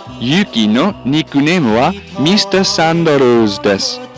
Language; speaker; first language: Japanese; non-native, learner; English